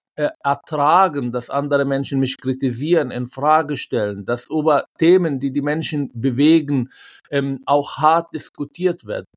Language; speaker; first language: German; non-native, fluent; Arabic